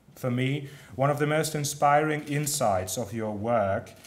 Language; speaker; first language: English; non-native, fluent; German